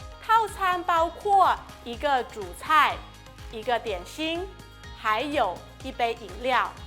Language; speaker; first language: Chinese; non-native, fluent; Thai